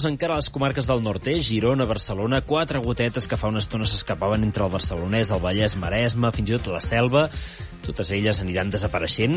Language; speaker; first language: Catalan; native; Catalan